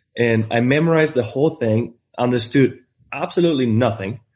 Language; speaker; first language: English; non-native, fluent; Spanish